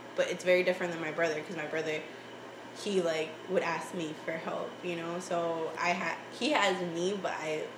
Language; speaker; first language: English; early bilingual, other home language; Spanish